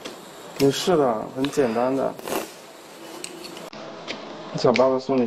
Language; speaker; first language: Chinese; native; Chinese